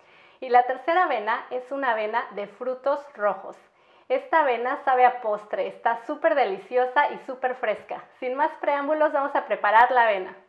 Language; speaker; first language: Spanish; native; Spanish